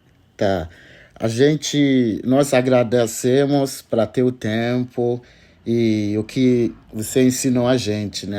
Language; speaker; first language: Portuguese; non-native, learner; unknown